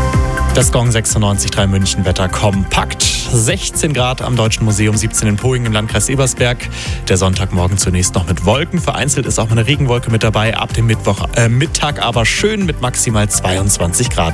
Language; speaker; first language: German; native; German